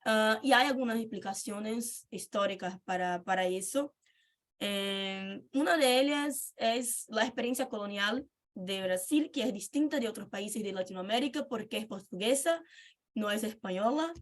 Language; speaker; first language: Spanish; non-native, fluent; Portuguese